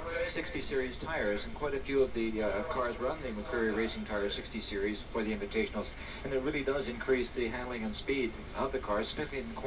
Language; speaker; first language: English; native; English